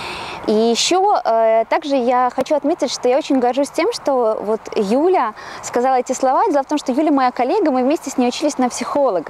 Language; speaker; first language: Russian; native; Russian